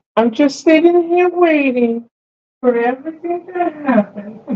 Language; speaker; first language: English; native; English